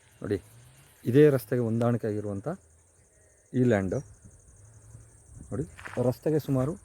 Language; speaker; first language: Kannada; native; Kannada